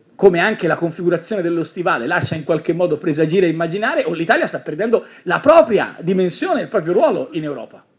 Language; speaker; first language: Italian; native; Italian